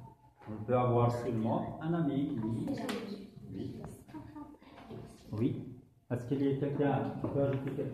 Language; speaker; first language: French; non-native, local second language; Kabyle